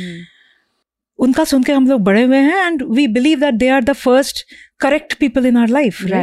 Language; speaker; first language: English; non-native, local second language; Bangla